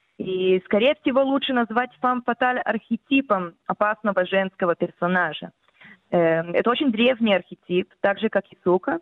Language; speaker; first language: Russian; early bilingual, heritage; Russian